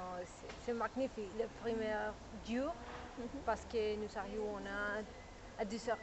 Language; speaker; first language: French; non-native, learner; Spanish